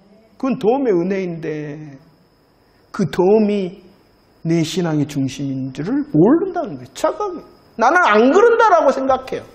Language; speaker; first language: Korean; native; Korean